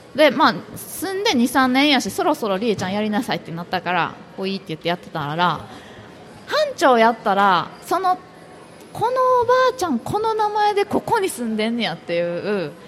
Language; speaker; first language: Japanese; native; Japanese